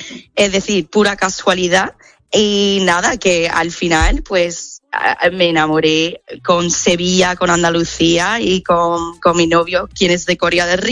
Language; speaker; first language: Spanish; non-native, fluent; English